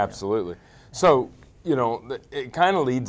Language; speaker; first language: English; native; English